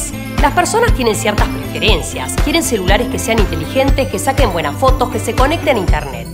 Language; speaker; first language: Spanish; native; Spanish